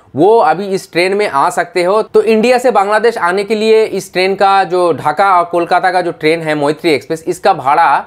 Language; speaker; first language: Hindi; non-native, fluent; Bangla